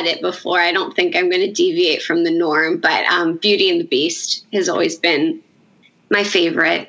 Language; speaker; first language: English; native; English